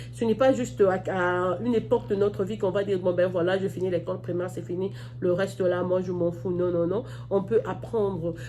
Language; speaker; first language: French; non-native, local second language; Lingala